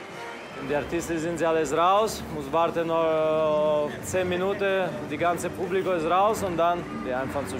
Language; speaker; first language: German; non-native, learner; Italian